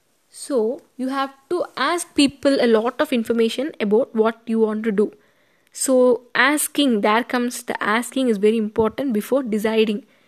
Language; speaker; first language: English; non-native, local second language; Tamil